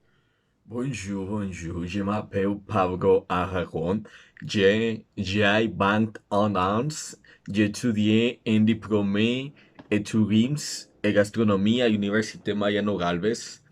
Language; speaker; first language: French; non-native, learner; Spanish